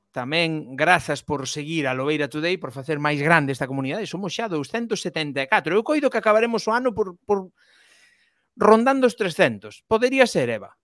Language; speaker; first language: Galician; native; Galician